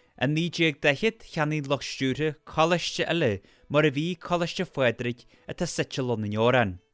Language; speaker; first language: Irish; native; Irish